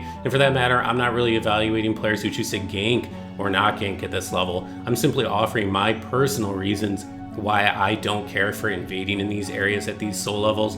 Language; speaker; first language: English; native; English